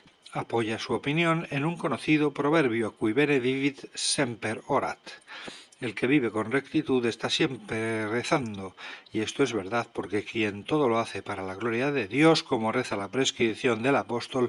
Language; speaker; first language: Spanish; native; Spanish